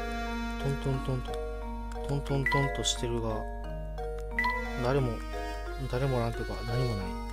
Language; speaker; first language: Japanese; native; Japanese